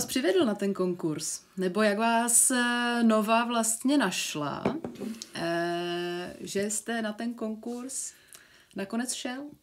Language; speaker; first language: Czech; native; Czech